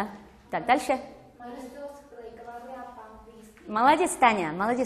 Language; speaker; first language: Russian; non-native, fluent; Chinese